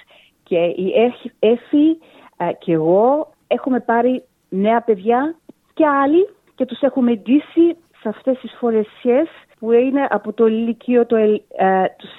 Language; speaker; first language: Greek; early bilingual, heritage; Greek